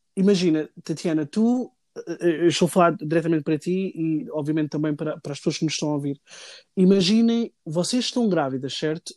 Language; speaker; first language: Portuguese; native; Portuguese